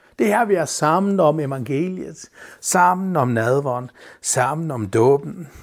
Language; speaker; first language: Danish; non-native, local second language; Faroese